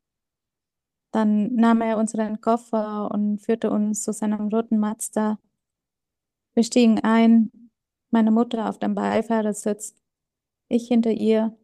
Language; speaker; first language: German; early bilingual, other home language; Vietnamese